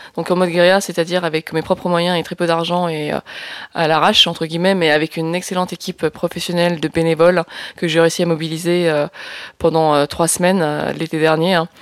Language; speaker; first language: French; early bilingual, other home language; Lao